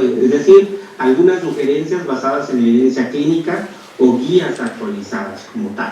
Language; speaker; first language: Spanish; native; Spanish